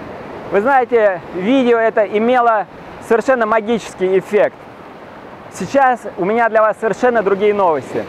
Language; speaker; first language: Russian; native; Russian